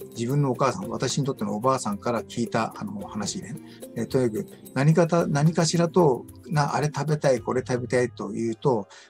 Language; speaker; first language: Japanese; native; Japanese